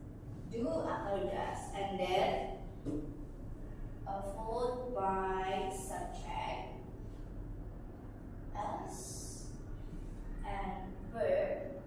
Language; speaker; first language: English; non-native, learner; Indonesian